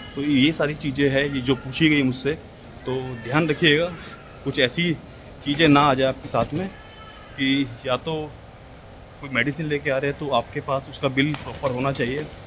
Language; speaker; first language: Hindi; native; Hindi